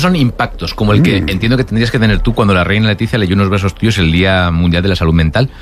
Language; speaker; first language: Spanish; native; Spanish